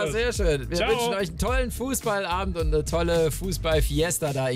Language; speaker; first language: German; native; German